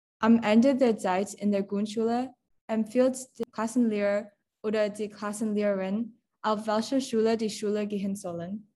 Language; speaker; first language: German; non-native, learner; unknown